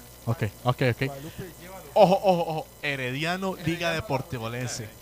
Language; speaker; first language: Spanish; native; Spanish